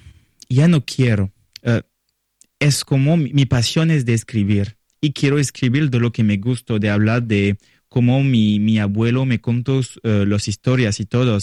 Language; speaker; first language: Spanish; non-native, learner; French